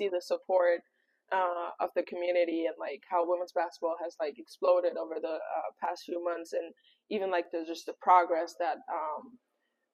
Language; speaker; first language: English; non-native, fluent; German